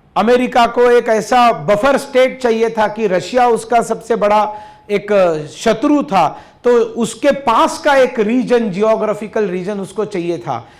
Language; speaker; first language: Hindi; non-native, local second language; Marathi